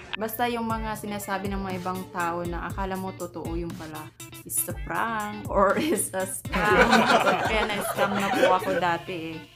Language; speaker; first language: Filipino; non-native, local second language; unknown